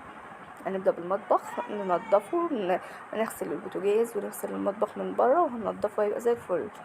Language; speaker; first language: Arabic; native; Arabic